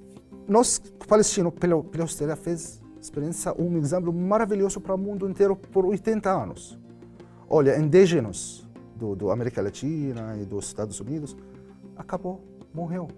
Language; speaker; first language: Portuguese; non-native, learner; Arabic